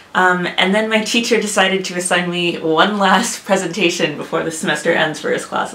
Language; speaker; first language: English; native; English